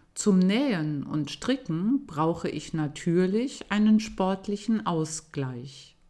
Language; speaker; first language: German; native; German